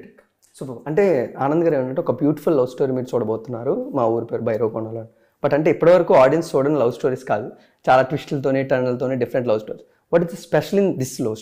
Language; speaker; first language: Telugu; native; Telugu